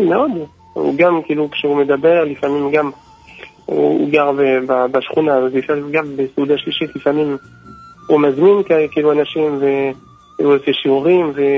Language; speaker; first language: Hebrew; non-native, fluent; French